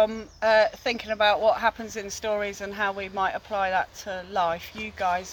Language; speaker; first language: English; native; English